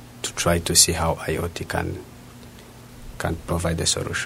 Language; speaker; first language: English; non-native, local second language; Kinyarwanda